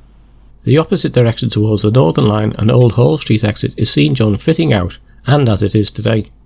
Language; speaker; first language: English; native; English